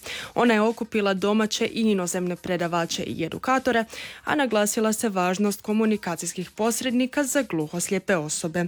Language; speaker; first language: Croatian; native; Croatian